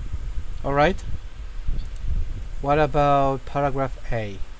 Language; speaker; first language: English; non-native, fluent; Spanish